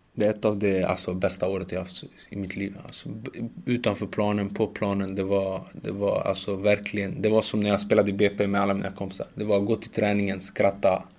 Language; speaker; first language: Swedish; early bilingual, other home language; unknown